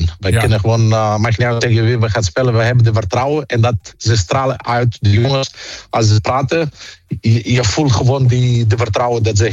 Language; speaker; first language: Dutch; non-native, fluent; Greek